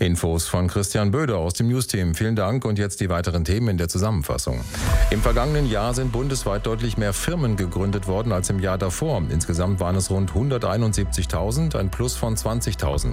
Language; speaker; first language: German; native; German